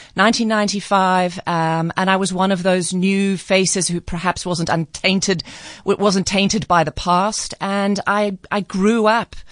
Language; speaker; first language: English; native; English